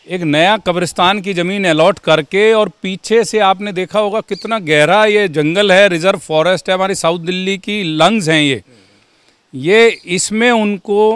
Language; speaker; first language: Hindi; native; Hindi